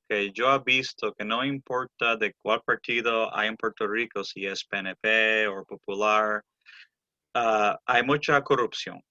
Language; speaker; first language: Spanish; early bilingual, heritage; Spanish